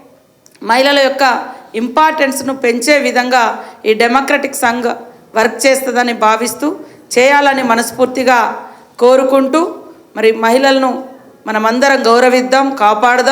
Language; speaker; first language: Telugu; native; Telugu